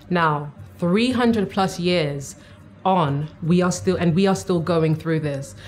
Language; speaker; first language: English; native; English